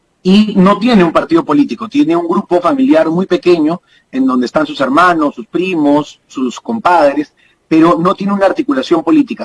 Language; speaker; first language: Spanish; native; Spanish